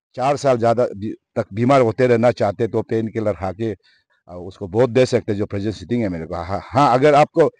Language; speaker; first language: Hindi; non-native, local second language; Nyishi